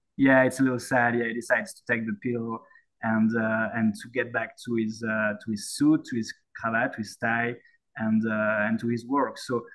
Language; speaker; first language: English; non-native, fluent; French